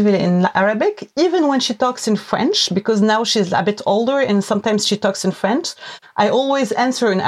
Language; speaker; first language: English; non-native, fluent; Arabic